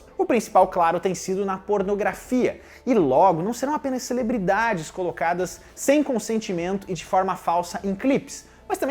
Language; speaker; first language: Portuguese; native; Portuguese